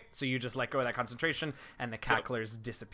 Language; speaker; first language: English; native; English